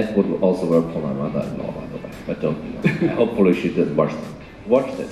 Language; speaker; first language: English; non-native, fluent; German